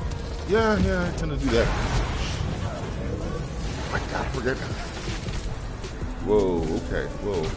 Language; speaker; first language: English; native; English